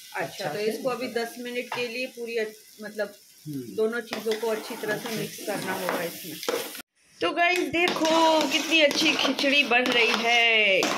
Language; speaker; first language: Hindi; non-native, local second language; Bangla